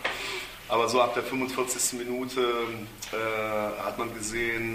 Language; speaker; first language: German; native; German